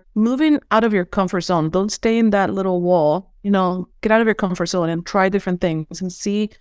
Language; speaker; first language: English; non-native, fluent; Spanish